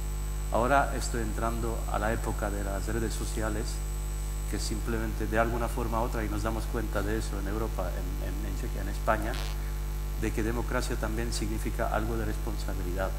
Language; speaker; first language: Spanish; non-native, fluent; Slovak